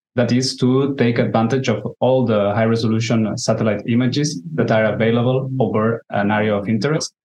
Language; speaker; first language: English; non-native, fluent; Spanish